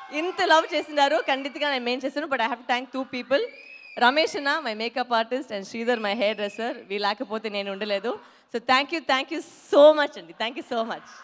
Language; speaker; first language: Telugu; non-native, fluent; Tamil